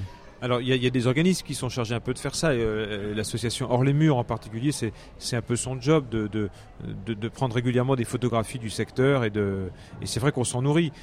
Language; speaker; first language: French; native; French